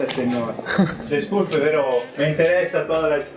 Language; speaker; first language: Spanish; non-native, learner; Italian